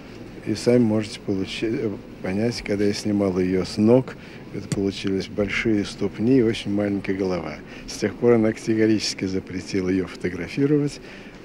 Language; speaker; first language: Russian; native; Russian